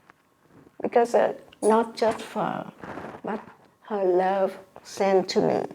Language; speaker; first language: English; non-native, learner; Vietnamese